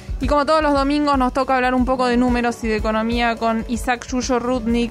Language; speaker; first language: Spanish; native; Spanish